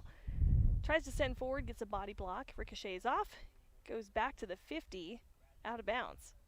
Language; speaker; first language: English; native; English